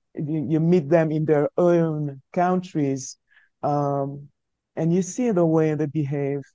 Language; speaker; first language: English; non-native, local second language; French